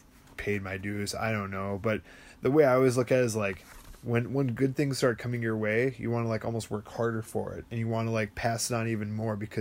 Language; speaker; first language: English; native; English